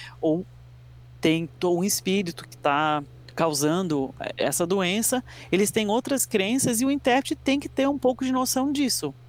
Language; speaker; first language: Portuguese; early bilingual, other home language; English